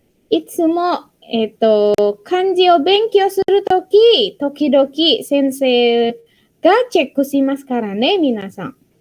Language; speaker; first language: Japanese; non-native, fluent; Indonesian